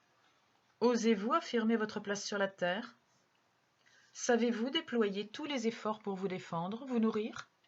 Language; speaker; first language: French; native; French